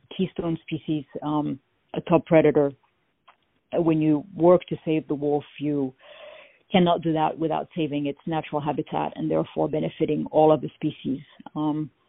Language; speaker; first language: English; non-native, fluent; French